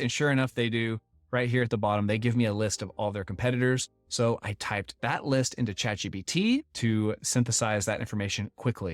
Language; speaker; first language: English; native; English